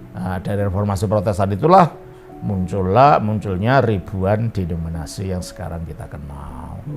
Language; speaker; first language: Indonesian; native; Indonesian